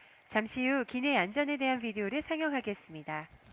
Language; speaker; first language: Korean; native; Korean